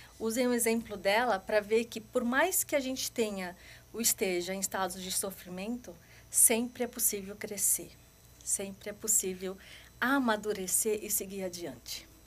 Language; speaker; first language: Portuguese; early bilingual, other home language; Arabic